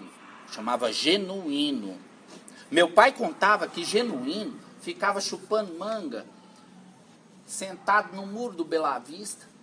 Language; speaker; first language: Portuguese; native; Portuguese